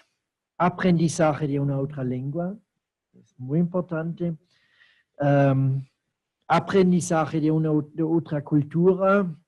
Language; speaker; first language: Spanish; non-native, fluent; German